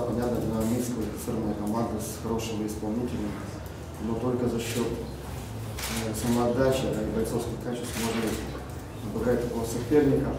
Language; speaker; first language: Russian; native; Russian